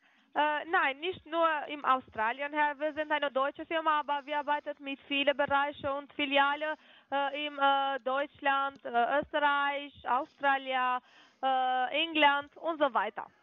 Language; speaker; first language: German; non-native, fluent; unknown